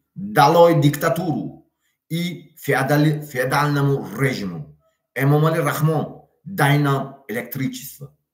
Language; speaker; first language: Russian; non-native, local second language; Tajik